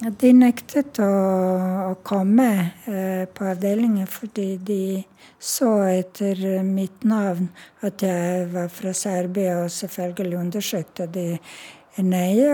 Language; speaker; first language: Norwegian; non-native, fluent; Serbian